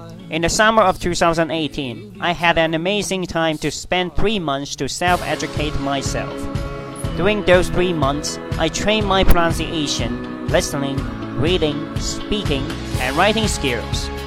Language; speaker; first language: English; non-native, fluent; Chinese